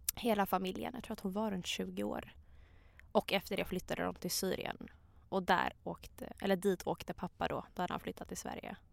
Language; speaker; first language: Swedish; native; Swedish